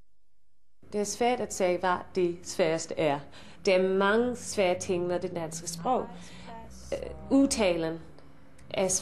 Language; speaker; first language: Danish; non-native, learner; English